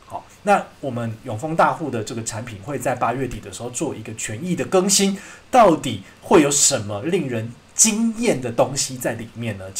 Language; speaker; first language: Chinese; native; Chinese